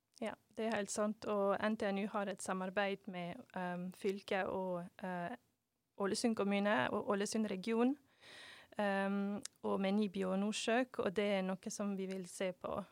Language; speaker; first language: Norwegian; non-native, fluent; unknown